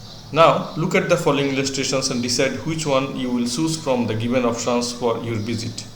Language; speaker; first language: English; non-native, local second language; Bangla